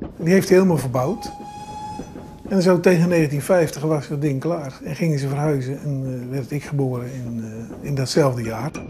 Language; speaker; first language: Dutch; native; Dutch